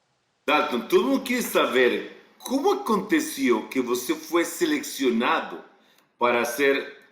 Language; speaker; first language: Portuguese; non-native, fluent; Spanish